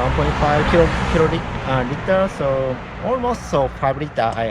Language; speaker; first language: English; non-native, learner; Japanese